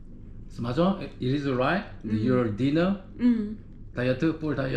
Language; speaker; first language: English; non-native, learner; Korean